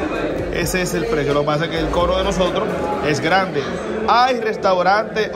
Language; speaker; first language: Spanish; native; Spanish